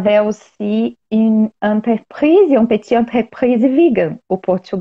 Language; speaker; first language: French; non-native, learner; Portuguese